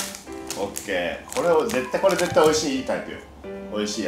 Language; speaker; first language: Japanese; native; Japanese